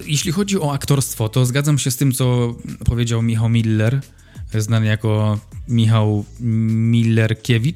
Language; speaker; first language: Polish; native; Polish